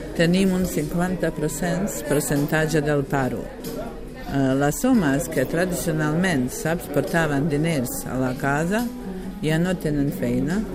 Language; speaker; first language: Catalan; non-native, fluent; Bosnian